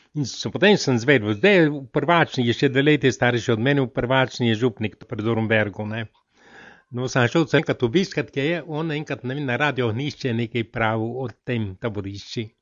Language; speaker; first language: Slovenian; native; Slovenian